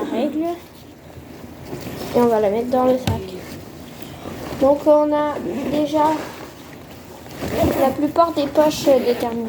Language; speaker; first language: French; native; French